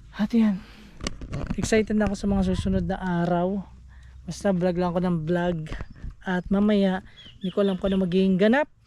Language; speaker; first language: Filipino; native; Filipino